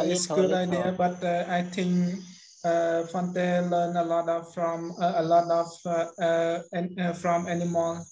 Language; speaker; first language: English; non-native, learner; Khmer